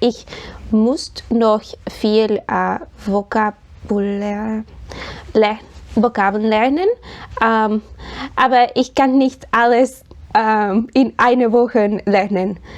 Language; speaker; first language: German; non-native, learner; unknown